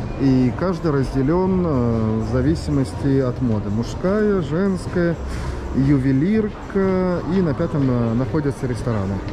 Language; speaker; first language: Russian; early bilingual, heritage; Russian